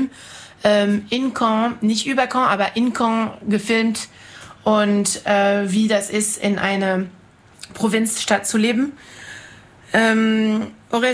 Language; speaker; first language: German; non-native, fluent; French